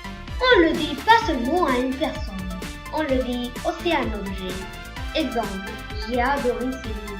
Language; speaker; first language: French; non-native, local second language; Arabic